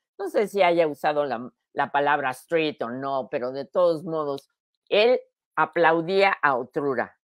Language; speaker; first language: Spanish; native; Spanish